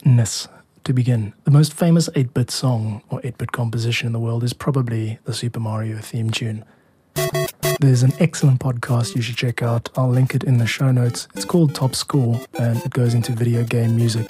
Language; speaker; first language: English; native; English